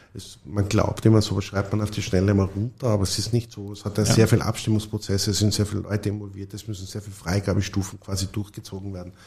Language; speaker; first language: German; native; German